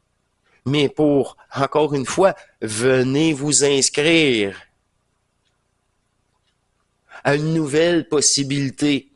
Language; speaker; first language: French; native; French